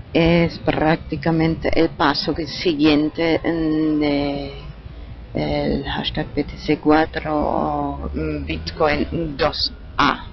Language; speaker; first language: Spanish; non-native, learner; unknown